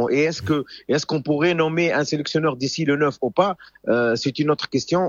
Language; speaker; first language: French; non-native, local second language; Arabic